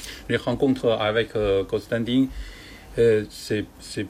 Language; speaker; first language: French; non-native, learner; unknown